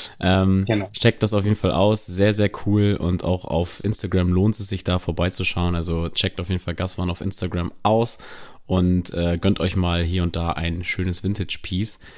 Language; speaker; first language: German; native; German